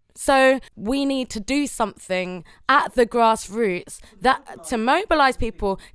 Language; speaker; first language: English; native; English